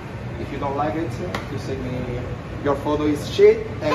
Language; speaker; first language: English; non-native, learner; Italian